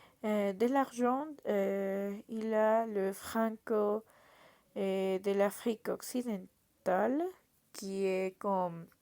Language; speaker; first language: French; non-native, learner; Portuguese